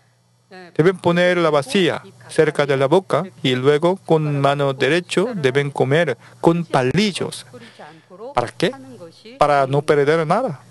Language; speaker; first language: Spanish; non-native, learner; Korean